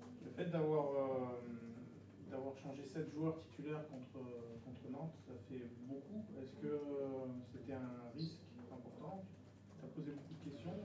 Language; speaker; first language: French; native; French